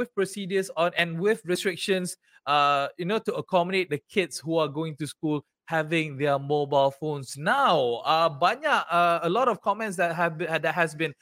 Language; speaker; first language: English; non-native, local second language; Malay